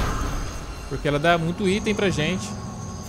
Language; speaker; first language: Portuguese; native; Portuguese